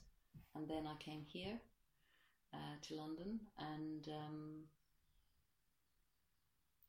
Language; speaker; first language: English; native; English